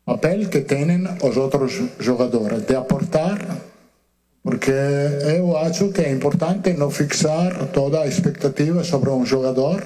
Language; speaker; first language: Portuguese; non-native, learner; Italian